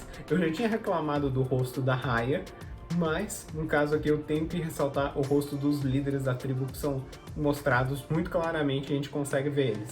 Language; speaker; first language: Portuguese; native; Portuguese